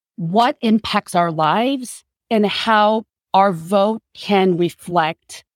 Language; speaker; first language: English; non-native, fluent; Korean